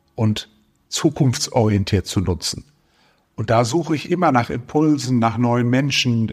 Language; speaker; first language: German; native; German